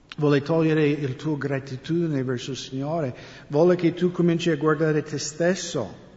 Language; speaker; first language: Italian; non-native, fluent; English